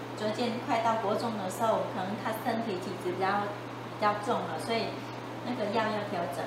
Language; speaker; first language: Chinese; non-native, fluent; Vietnamese